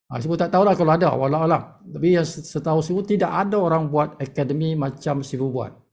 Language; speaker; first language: Malay; native; Malay